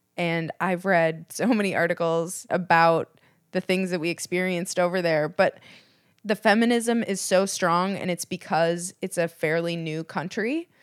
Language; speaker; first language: English; native; English